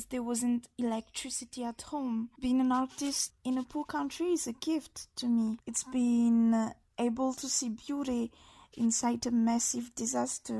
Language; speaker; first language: English; non-native, fluent; Malagasy